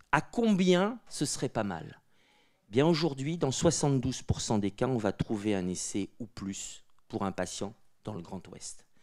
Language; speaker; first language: French; native; French